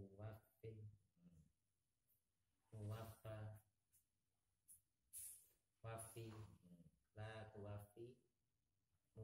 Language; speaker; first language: Arabic; non-native, learner; Indonesian